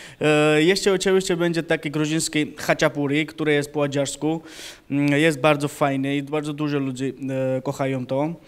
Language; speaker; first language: Polish; non-native, learner; Georgian